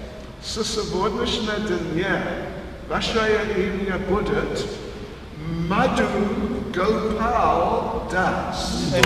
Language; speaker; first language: Russian; non-native, learner; English